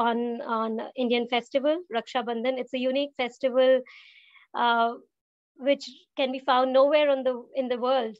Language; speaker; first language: English; non-native, local second language; Hindi